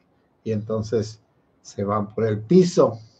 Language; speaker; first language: Spanish; native; Spanish